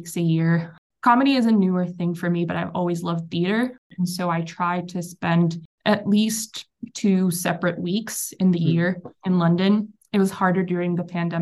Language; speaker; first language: English; non-native, fluent; Hebrew